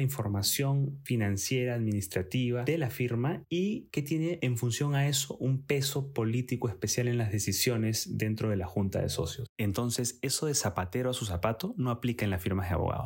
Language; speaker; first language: Spanish; native; Spanish